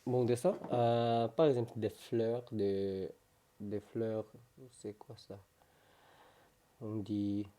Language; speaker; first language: French; non-native, learner; Korean